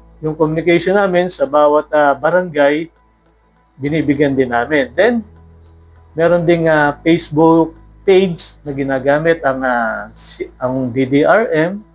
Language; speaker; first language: Filipino; native; Filipino